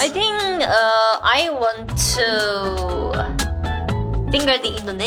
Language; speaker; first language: English; non-native, learner; Korean